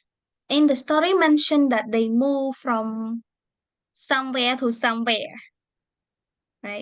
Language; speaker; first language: English; non-native, fluent; Khmer